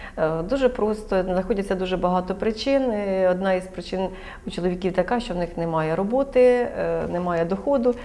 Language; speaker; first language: Ukrainian; native; Ukrainian